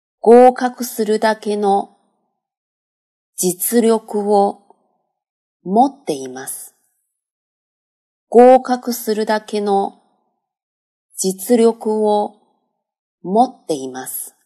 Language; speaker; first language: Japanese; non-native, fluent; Chinese